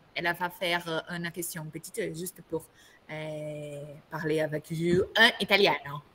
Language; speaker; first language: French; non-native, learner; Portuguese